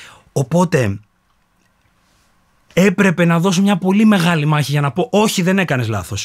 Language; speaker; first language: Greek; native; Greek